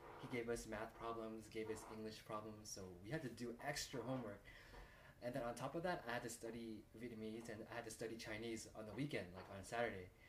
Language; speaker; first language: English; native; English